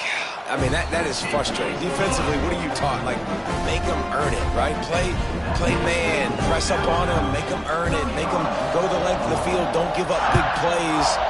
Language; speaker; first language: English; native; English